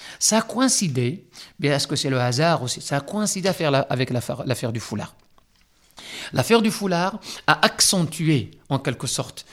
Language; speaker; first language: French; non-native, local second language; Arabic